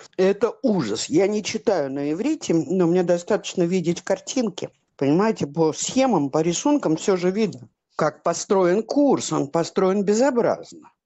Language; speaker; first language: Russian; native; Russian